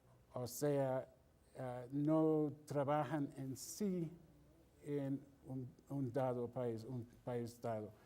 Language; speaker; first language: Spanish; non-native, fluent; English